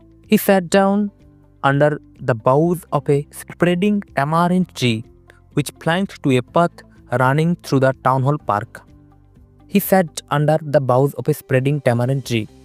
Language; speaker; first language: English; non-native, local second language; Bangla